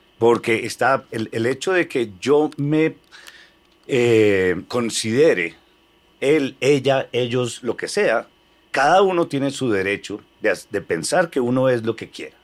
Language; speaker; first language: Spanish; native; Spanish